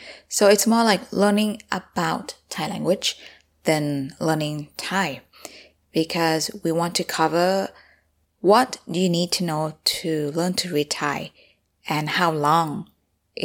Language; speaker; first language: English; non-native, fluent; Thai